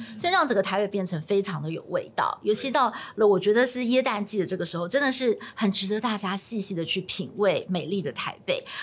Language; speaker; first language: Chinese; native; Chinese